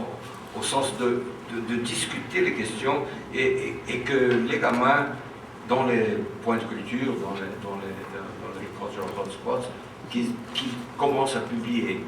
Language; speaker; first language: French; non-native, fluent; Portuguese